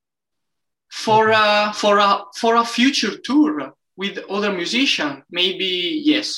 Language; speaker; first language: English; non-native, learner; Italian